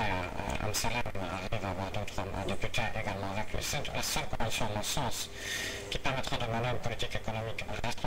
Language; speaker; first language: French; native; French